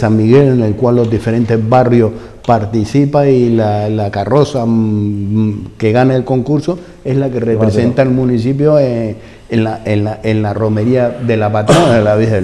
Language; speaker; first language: Spanish; native; Spanish